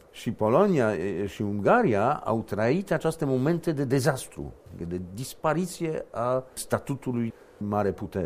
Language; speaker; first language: Romanian; non-native, fluent; Polish